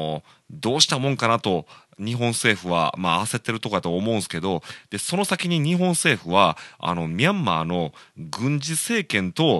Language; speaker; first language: Japanese; native; Japanese